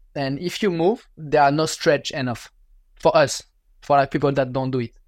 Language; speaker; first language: English; non-native, learner; French